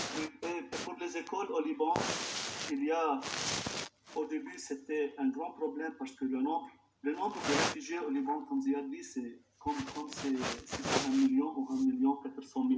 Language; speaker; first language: French; non-native, local second language; Arabic